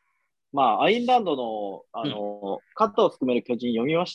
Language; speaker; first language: Japanese; native; Japanese